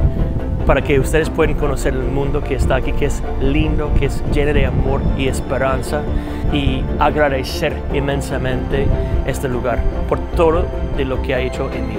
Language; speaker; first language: Spanish; non-native, fluent; English